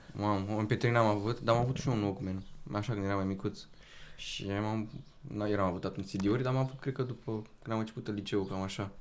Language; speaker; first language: Romanian; native; Romanian